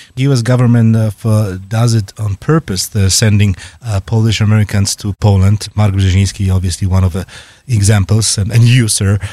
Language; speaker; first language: English; non-native, fluent; Polish